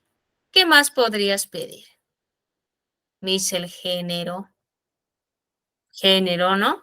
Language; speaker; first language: Spanish; native; Spanish